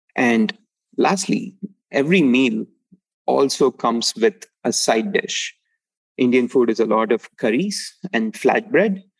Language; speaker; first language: English; non-native, local second language; Tamil